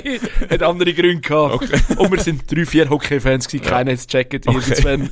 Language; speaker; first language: German; native; German